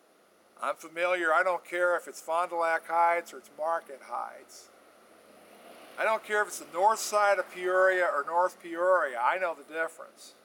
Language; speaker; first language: English; native; English